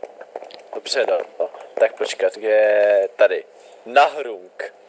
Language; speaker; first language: Czech; native; Czech